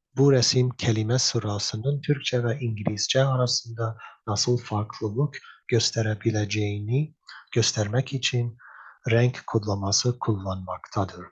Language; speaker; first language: Turkish; non-native, learner; English